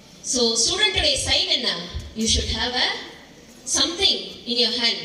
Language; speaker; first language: English; non-native, local second language; Tamil